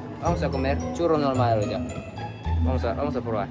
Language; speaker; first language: Spanish; non-native, fluent; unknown